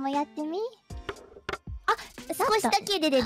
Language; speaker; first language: Japanese; non-native, fluent; English